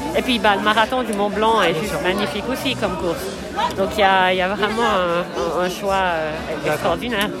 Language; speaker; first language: French; native; French